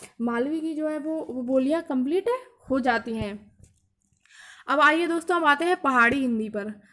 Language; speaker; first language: Hindi; native; Hindi